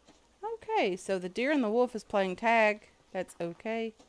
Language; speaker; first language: English; native; English